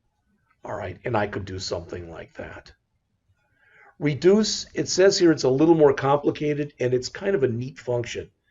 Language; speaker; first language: English; native; English